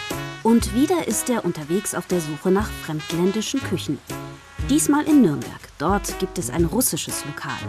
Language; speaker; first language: German; native; German